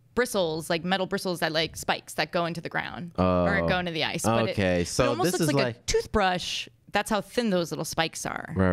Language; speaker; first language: English; native; English